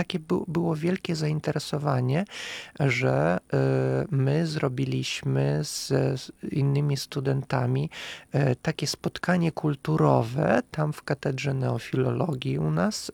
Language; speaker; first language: Polish; non-native, fluent; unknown